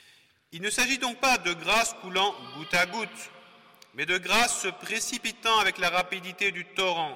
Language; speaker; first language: French; native; French